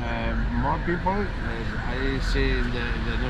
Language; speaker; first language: English; non-native, learner; Spanish